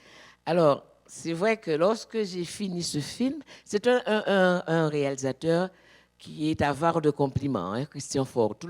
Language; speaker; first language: French; native; French